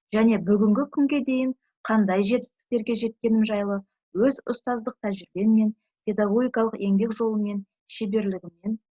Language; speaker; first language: Kazakh; native; Kazakh